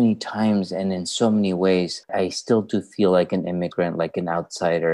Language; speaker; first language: English; non-native, fluent; Spanish